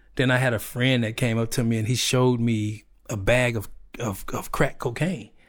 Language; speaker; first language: English; native; English